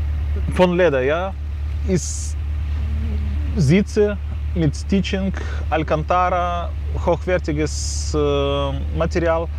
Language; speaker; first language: German; non-native, fluent; Russian